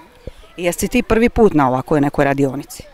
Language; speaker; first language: Croatian; native; Croatian